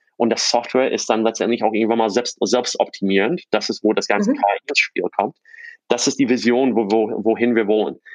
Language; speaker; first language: German; non-native, fluent; English